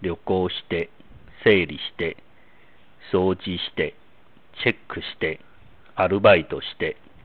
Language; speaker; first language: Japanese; non-native, fluent; Chinese